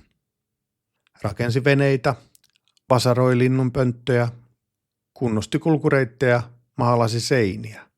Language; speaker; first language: Finnish; native; Finnish